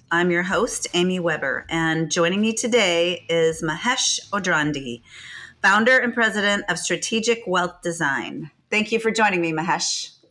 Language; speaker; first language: English; native; English